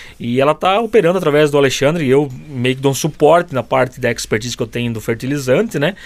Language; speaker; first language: Portuguese; native; Portuguese